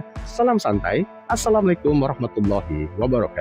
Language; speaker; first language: Indonesian; native; Indonesian